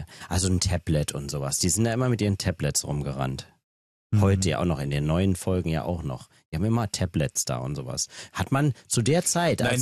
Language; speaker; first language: German; native; German